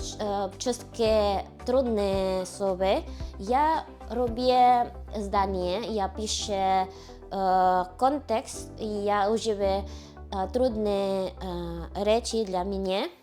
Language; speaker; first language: Polish; non-native, learner; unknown